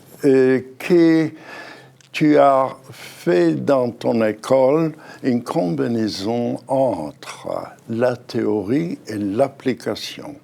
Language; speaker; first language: French; non-native, fluent; Hebrew